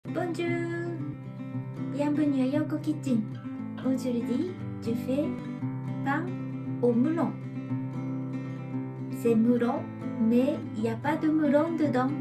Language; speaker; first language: French; non-native, learner; Japanese